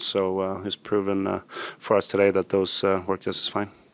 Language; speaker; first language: English; non-native, fluent; Swedish